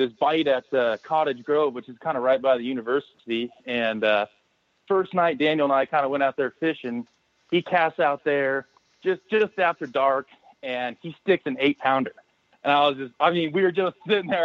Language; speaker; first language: English; native; English